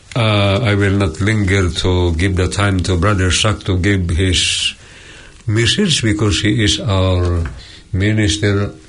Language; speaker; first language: English; non-native, local second language; Cebuano